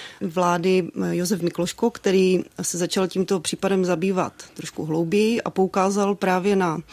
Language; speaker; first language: Czech; native; Czech